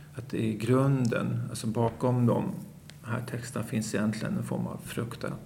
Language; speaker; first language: Swedish; native; Swedish